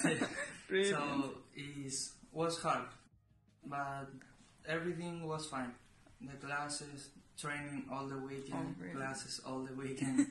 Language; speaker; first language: English; non-native, learner; Spanish